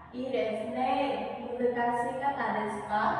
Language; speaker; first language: Japanese; non-native, learner; Vietnamese